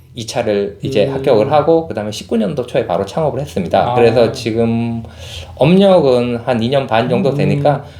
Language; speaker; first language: Korean; native; Korean